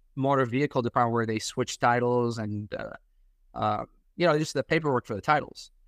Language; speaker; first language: English; non-native, fluent; Arabic